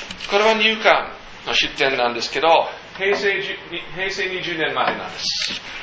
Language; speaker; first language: Japanese; non-native, fluent; English